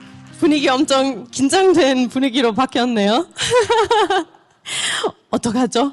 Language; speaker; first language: Korean; non-native, fluent; German